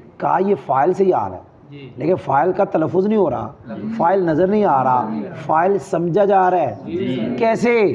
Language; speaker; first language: Urdu; non-native, local second language; Punjabi